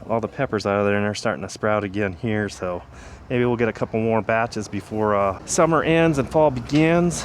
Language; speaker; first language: English; native; English